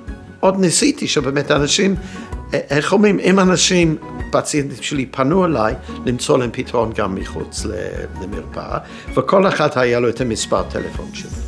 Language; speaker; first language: Hebrew; non-native, fluent; English